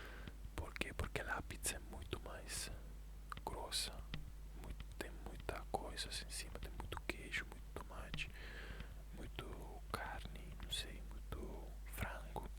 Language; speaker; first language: Portuguese; non-native, fluent; Italian